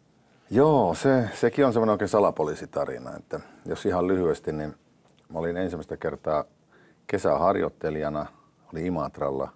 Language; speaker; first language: Finnish; native; Finnish